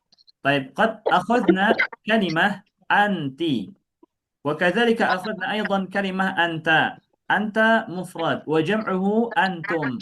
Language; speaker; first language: Arabic; non-native, fluent; Indonesian